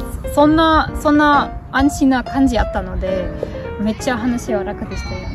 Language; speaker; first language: Japanese; non-native, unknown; Russian